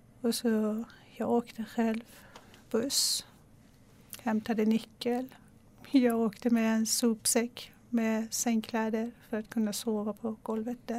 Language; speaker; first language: Swedish; non-native, fluent; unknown